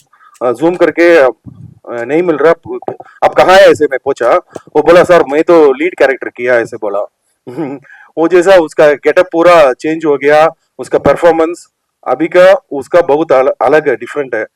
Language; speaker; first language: Hindi; non-native, local second language; Telugu